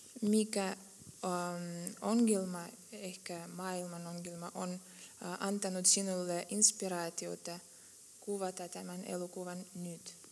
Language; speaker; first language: Finnish; non-native, fluent; Russian